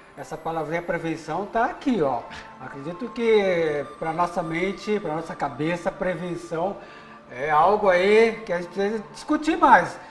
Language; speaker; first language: Portuguese; native; Portuguese